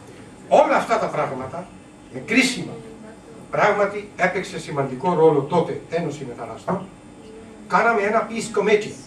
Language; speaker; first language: Greek; non-native, learner; Urdu